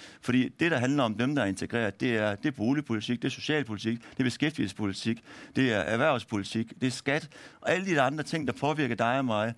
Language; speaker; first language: Danish; early bilingual, other home language; Turkish